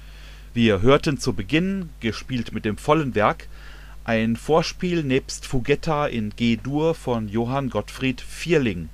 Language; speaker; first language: German; native; German